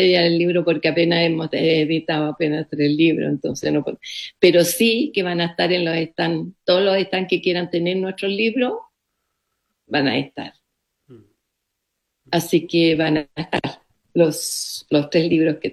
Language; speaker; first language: Spanish; native; Spanish